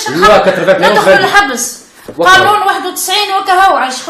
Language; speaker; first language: Arabic; native; Arabic